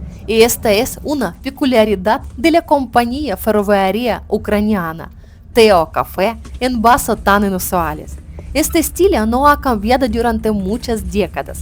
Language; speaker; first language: Spanish; non-native, learner; Ukrainian